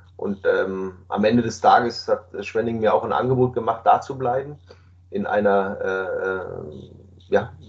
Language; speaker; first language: German; native; German